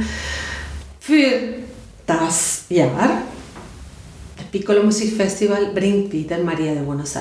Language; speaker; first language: German; non-native, learner; Spanish